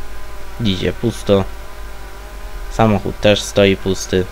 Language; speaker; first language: Polish; native; Polish